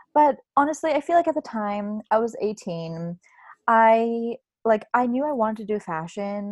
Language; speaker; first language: English; native; English